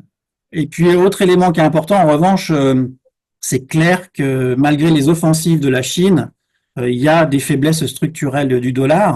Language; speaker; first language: French; native; French